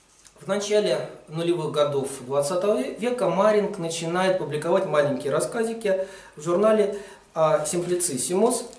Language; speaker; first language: Russian; native; Russian